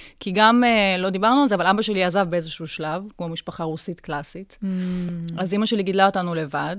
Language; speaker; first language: Hebrew; early bilingual, other home language; Russian